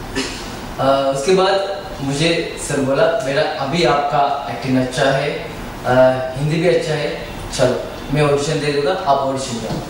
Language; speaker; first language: Hindi; non-native, learner; Sinhala